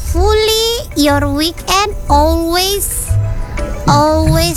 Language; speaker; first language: English; non-native, learner; Indonesian